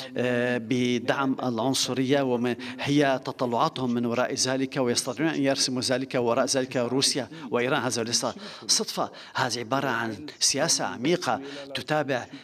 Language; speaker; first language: Arabic; non-native, fluent; Turkish